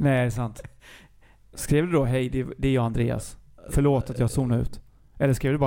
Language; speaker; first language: Swedish; native; Swedish